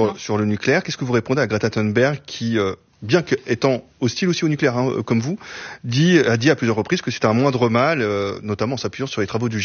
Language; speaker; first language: French; native; French